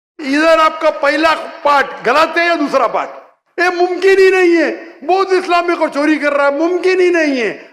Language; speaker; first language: Urdu; non-native, local second language; Konkani